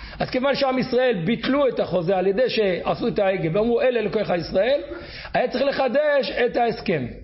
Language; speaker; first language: Hebrew; native; Hebrew